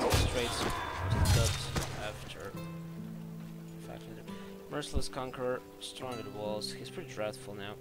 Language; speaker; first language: English; native; English